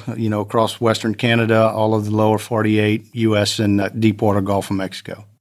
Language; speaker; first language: English; native; English